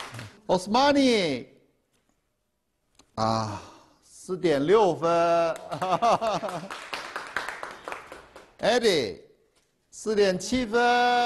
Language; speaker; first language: Chinese; native; Chinese